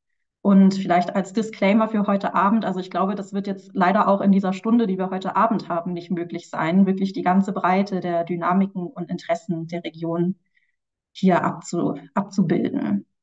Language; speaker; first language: German; native; German